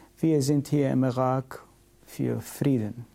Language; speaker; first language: German; non-native, learner; Syriac